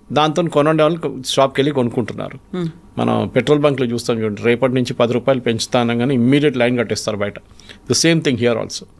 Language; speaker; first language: Telugu; non-native, local second language; Malayalam